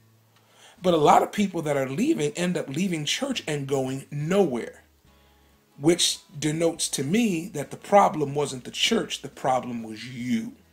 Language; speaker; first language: English; native; English